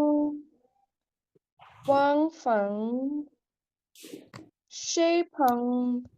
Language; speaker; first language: Chinese; non-native, learner; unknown